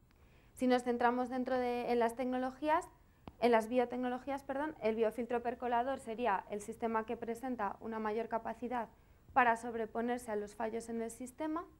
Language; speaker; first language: Spanish; native; Spanish